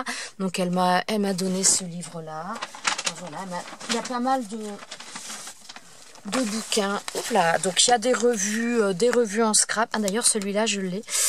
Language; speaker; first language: French; native; French